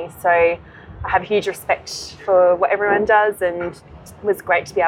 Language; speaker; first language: English; native; English